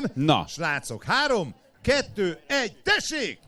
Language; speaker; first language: Hungarian; native; Hungarian